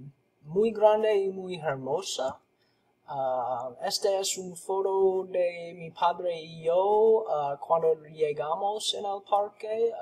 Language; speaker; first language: Spanish; non-native, learner; English